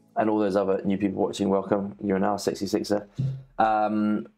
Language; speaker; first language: English; native; English